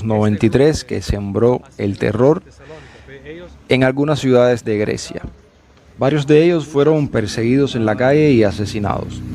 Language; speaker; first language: Spanish; native; Spanish